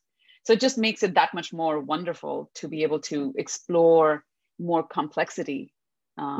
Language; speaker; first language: English; non-native, local second language; Hindi